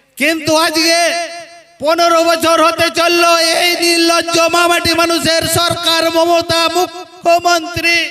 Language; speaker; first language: Bangla; non-native, local second language; Santali